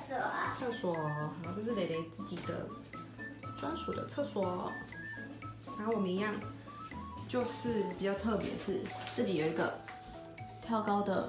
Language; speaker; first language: Chinese; native; Chinese